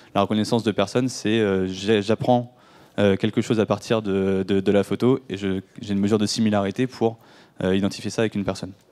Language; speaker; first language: French; native; French